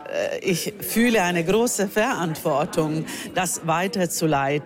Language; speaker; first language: German; non-native, fluent; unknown